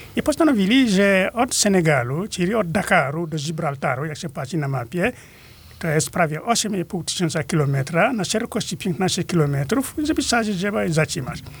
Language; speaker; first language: Polish; non-native, fluent; Fula